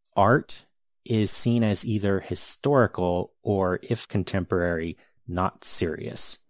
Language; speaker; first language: English; native; English